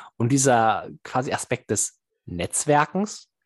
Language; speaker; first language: German; native; German